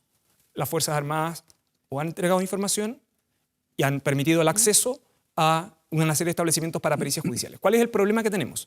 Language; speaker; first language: Spanish; native; Spanish